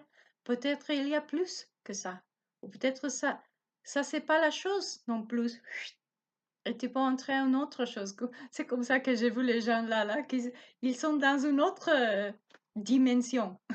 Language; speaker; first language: French; non-native, learner; Spanish